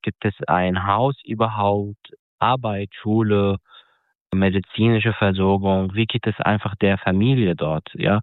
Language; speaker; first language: German; non-native, fluent; Arabic